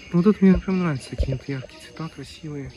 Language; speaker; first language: Russian; native; Russian